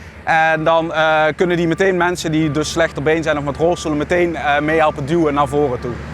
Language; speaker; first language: Dutch; native; Dutch